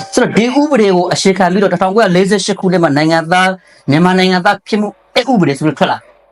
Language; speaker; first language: Burmese; non-native, local second language; Rohingya